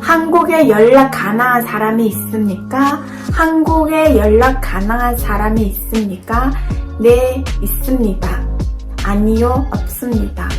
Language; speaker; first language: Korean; non-native, learner; Mongolian